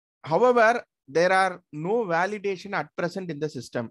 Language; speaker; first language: English; non-native, local second language; Tamil